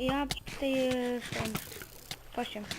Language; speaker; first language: Polish; native; Polish